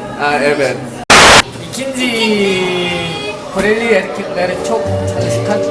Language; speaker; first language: Turkish; non-native, learner; Korean